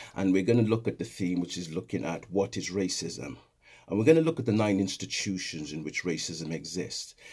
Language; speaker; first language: English; native; English